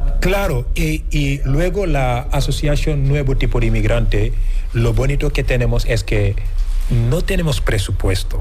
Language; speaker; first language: Spanish; non-native, fluent; Wolof